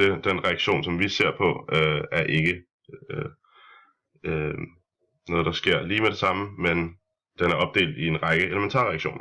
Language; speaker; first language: Danish; native; Danish